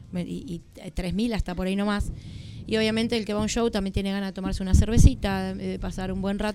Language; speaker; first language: Spanish; native; Spanish